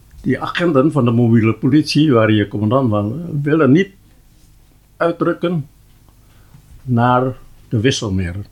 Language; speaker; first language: Dutch; non-native, local second language; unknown